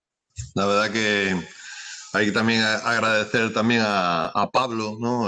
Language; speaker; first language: Spanish; native; Spanish